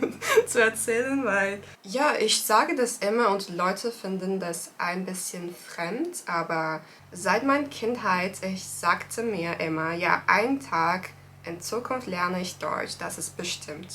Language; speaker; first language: German; non-native, fluent; Turkish